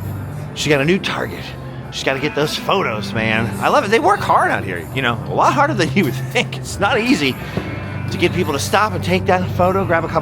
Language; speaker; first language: English; native; English